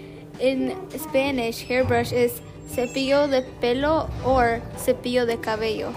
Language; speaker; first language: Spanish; early bilingual, heritage; Spanish